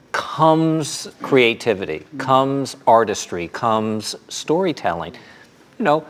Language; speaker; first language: English; native; English